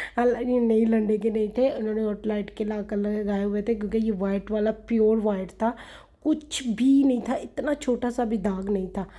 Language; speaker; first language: Urdu; native; Urdu